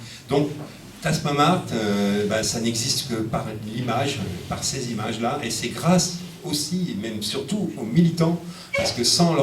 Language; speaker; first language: French; native; French